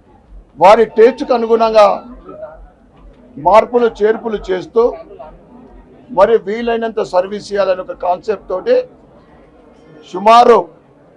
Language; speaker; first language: Telugu; native; Telugu